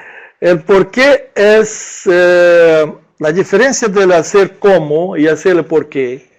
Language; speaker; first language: Spanish; non-native, learner; Portuguese